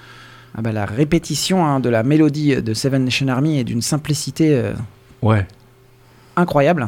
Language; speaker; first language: French; native; French